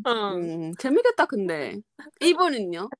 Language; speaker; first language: Korean; non-native, fluent; Chinese